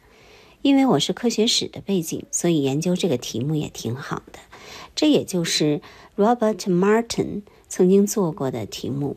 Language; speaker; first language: Chinese; native; Chinese